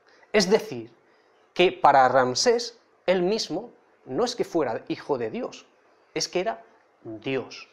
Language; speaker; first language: Spanish; native; Spanish